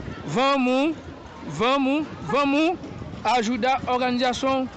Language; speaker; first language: Portuguese; non-native, learner; Haitian Creole